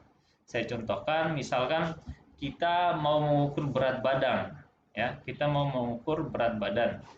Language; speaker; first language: Indonesian; native; Indonesian